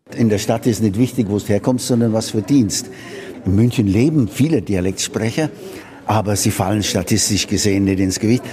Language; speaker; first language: German; non-native, fluent; English